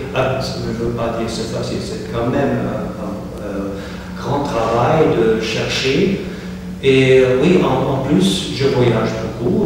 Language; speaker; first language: French; non-native, fluent; German